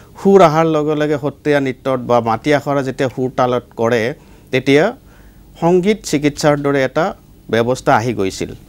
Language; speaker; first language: Assamese; native; Assamese